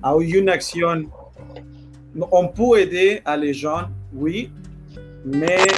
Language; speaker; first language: French; non-native, learner; Spanish